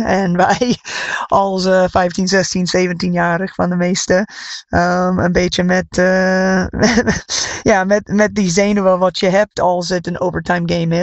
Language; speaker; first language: Dutch; non-native, fluent; English